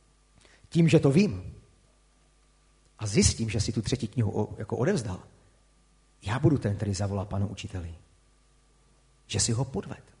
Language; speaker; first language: Czech; native; Czech